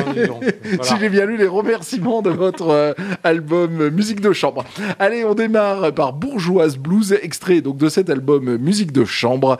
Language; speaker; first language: French; native; French